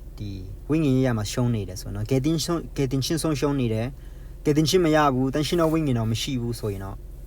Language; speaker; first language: Burmese; non-native, local second language; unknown